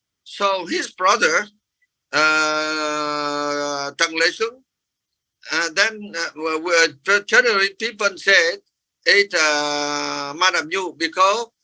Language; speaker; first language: English; non-native, fluent; Vietnamese